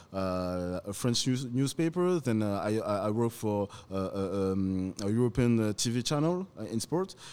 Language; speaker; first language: English; non-native, fluent; French